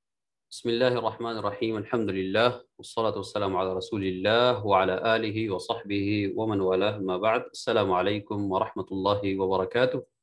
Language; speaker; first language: Arabic; non-native, fluent; Urdu